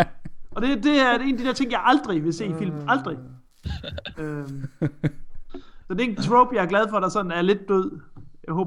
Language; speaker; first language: Danish; native; Danish